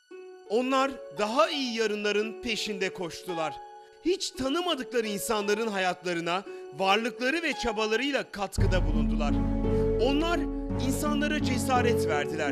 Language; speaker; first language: Turkish; native; Turkish